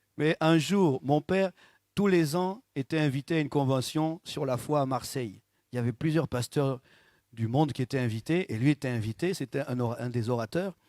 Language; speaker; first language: French; native; French